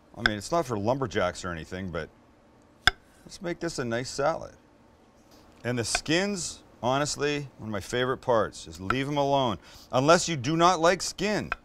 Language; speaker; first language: English; native; English